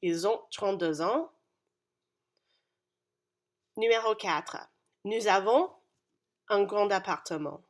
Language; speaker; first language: French; non-native, fluent; English